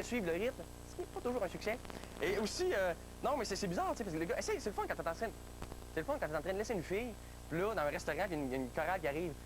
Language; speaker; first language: French; native; French